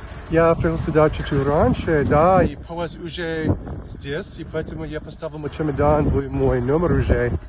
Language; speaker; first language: Russian; non-native, learner; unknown